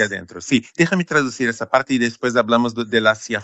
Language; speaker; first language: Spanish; non-native, fluent; Portuguese